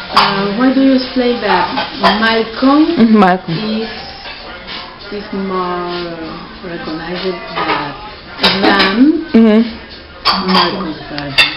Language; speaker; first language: English; non-native, learner; Spanish